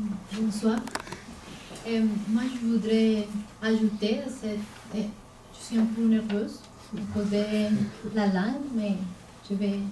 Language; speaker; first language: French; non-native, fluent; Spanish